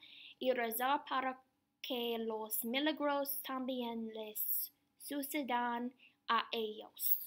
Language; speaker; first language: Spanish; non-native, learner; English